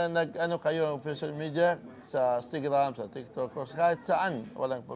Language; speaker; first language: Filipino; non-native, learner; Arabic